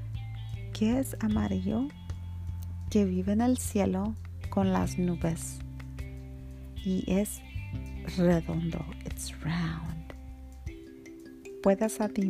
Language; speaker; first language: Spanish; early bilingual, heritage; Spanish